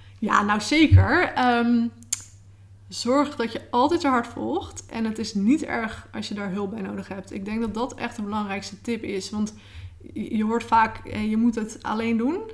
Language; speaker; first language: Dutch; native; Dutch